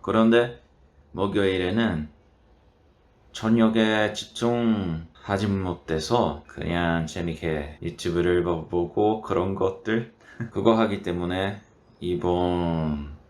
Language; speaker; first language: Korean; non-native, learner; Portuguese